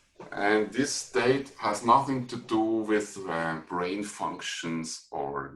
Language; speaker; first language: English; non-native, fluent; German